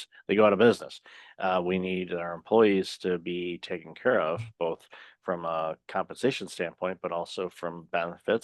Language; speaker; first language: English; native; English